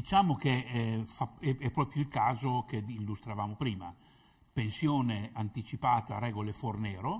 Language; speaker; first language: Italian; native; Italian